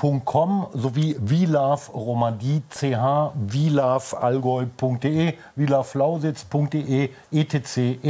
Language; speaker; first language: German; native; German